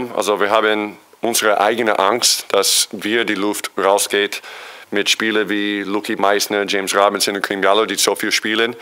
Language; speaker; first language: German; non-native, fluent; English